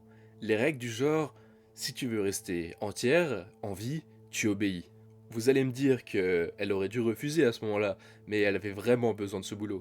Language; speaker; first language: French; native; French